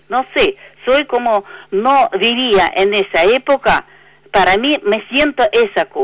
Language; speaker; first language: Spanish; non-native, fluent; Russian